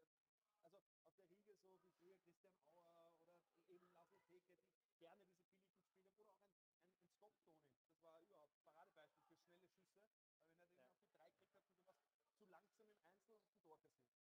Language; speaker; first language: German; native; German